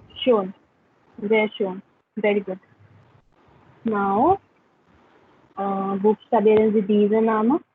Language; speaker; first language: German; non-native, learner; Hindi